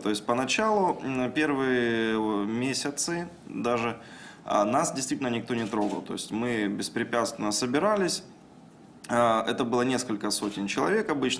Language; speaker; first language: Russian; native; Russian